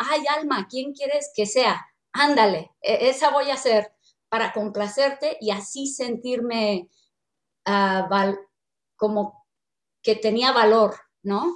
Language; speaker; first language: Spanish; non-native, fluent; English